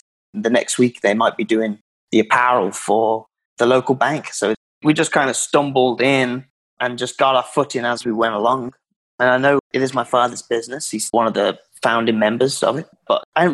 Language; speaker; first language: English; native; English